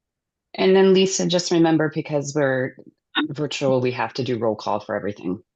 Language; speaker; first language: English; native; English